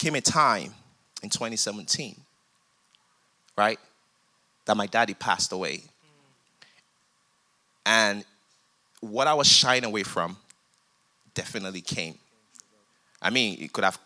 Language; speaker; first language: English; non-native, local second language; Yoruba